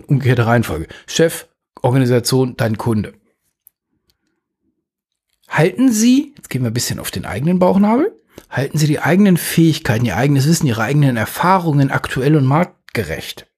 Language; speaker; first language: German; native; German